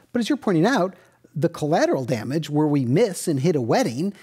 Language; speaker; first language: English; native; English